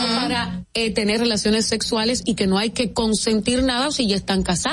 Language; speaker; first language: Spanish; native; Spanish